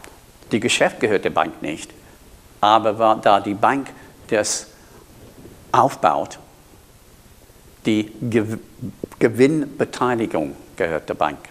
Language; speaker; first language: German; non-native, fluent; English